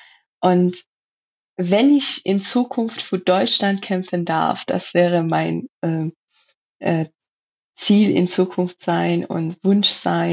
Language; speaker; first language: German; non-native, learner; Persian